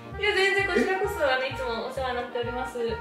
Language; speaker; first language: Japanese; native; Japanese